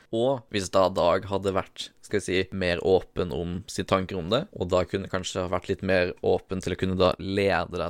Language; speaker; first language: Norwegian; native; Norwegian